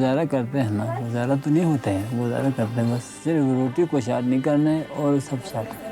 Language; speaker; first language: Hindi; non-native, local second language; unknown